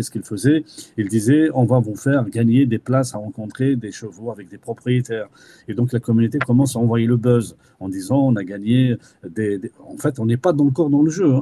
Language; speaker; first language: French; native; French